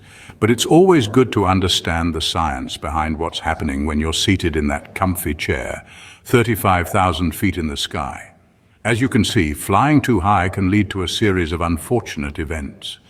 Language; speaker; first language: English; native; English